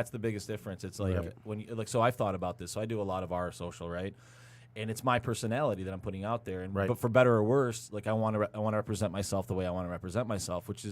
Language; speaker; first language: English; native; English